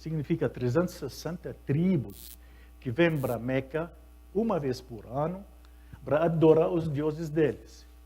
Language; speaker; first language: Portuguese; non-native, fluent; Arabic